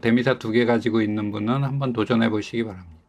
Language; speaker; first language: Korean; native; Korean